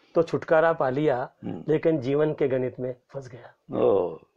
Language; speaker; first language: Hindi; native; Hindi